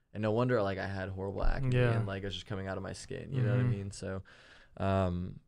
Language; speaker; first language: English; early bilingual, other home language; German